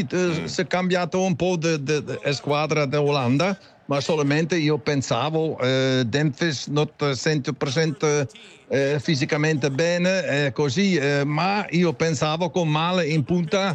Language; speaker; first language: Italian; non-native, learner; Dutch